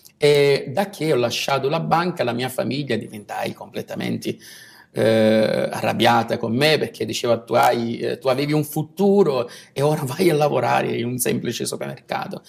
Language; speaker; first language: Italian; non-native, fluent; Portuguese